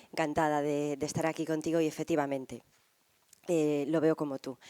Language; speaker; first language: Spanish; native; Spanish